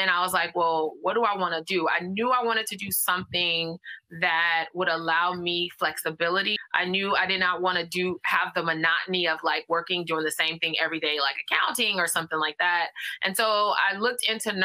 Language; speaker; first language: English; native; English